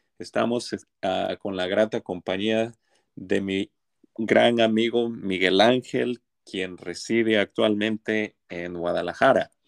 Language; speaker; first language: Spanish; native; Spanish